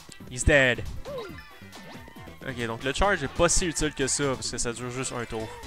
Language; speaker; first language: French; native; French